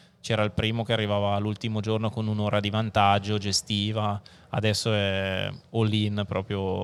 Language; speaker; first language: Italian; native; Italian